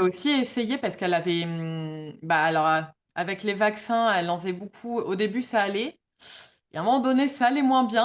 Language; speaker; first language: French; native; French